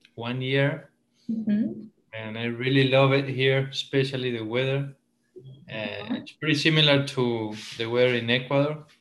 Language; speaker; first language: English; non-native, fluent; Spanish